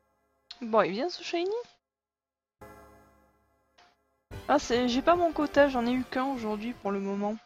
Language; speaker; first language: French; native; French